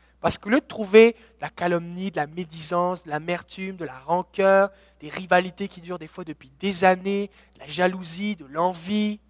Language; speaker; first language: French; native; French